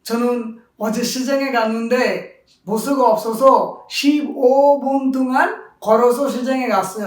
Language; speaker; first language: Korean; non-native, fluent; Bangla